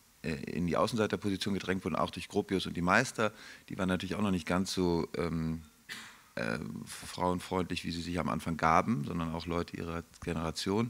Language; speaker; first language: German; native; German